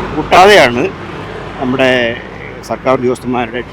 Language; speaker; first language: Malayalam; native; Malayalam